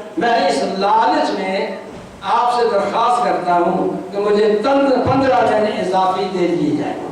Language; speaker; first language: Urdu; non-native, local second language; Northern Hindko